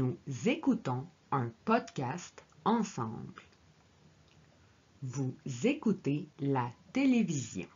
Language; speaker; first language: French; native; French